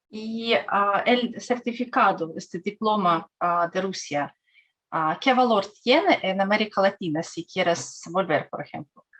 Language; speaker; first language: Spanish; non-native, learner; Russian